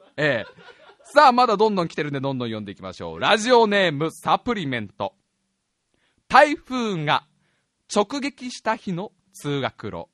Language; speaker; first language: Japanese; native; Japanese